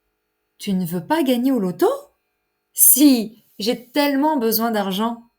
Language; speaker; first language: French; native; French